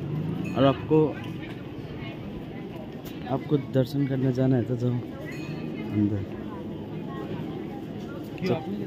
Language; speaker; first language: Hindi; non-native, local second language; Nepali